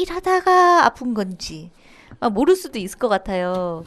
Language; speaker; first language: Korean; native; Korean